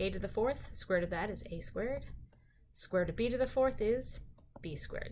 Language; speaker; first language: English; native; English